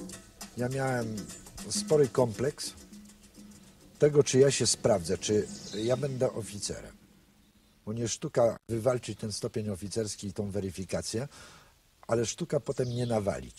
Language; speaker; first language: Polish; native; Polish